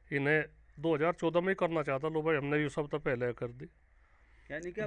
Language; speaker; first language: Hindi; native; Hindi